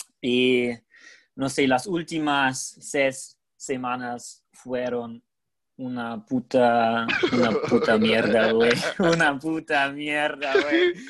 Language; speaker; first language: Spanish; non-native, learner; German